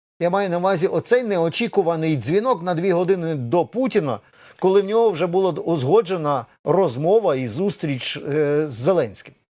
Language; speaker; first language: Ukrainian; native; Ukrainian